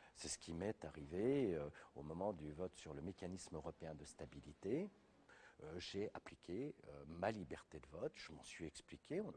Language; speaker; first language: French; native; French